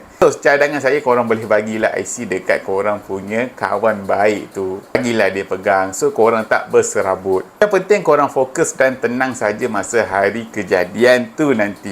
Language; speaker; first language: Malay; native; Malay